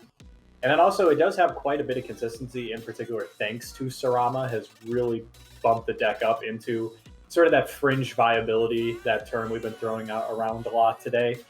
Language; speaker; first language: English; native; English